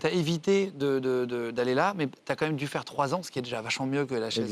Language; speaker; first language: French; native; French